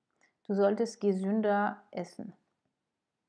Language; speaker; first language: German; non-native, fluent; French